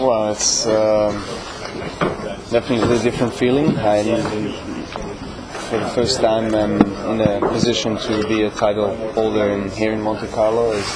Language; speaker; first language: English; non-native, fluent; Serbian